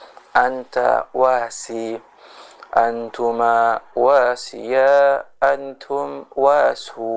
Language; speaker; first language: Arabic; non-native, fluent; Indonesian